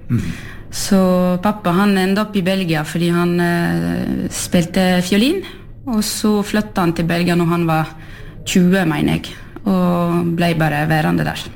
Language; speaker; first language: Norwegian; non-native, fluent; French